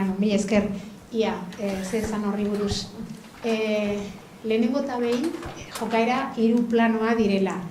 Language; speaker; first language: Basque; non-native, local second language; Spanish